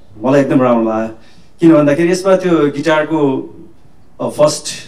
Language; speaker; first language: Nepali; native; Nepali